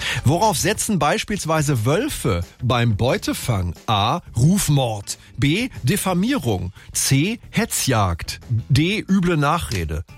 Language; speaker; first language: German; native; German